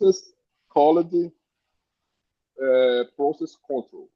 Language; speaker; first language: English; non-native, learner; Portuguese